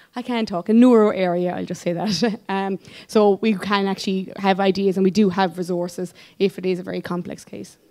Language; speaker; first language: English; native; English